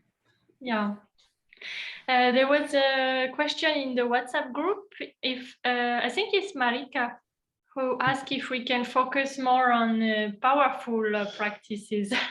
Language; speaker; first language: English; non-native, fluent; French